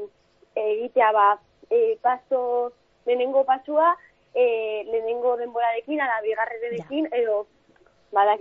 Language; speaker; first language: Basque; non-native, local second language; Spanish